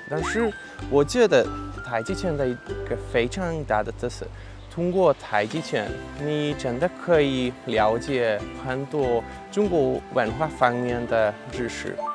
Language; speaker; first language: Chinese; non-native, fluent; Hungarian